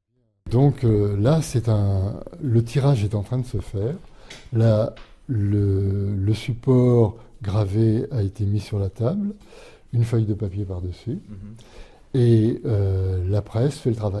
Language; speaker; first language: French; native; French